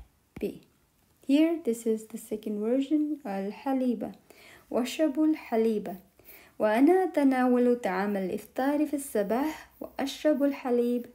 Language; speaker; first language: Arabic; non-native, fluent; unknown